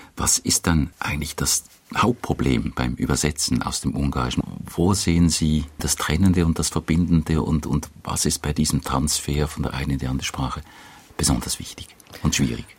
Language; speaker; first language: German; native; German